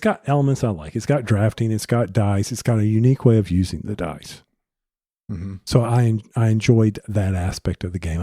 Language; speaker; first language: English; native; English